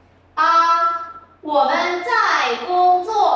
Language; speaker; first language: Chinese; non-native, fluent; Vietnamese